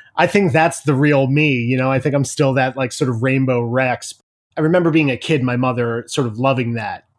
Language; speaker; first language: English; native; English